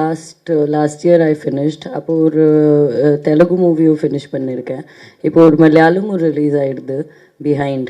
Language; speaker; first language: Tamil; non-native, fluent; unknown